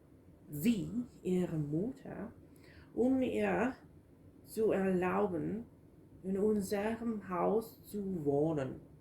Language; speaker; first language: German; non-native, learner; English